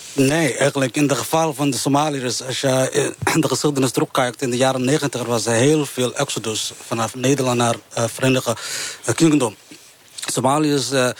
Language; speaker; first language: Dutch; non-native, fluent; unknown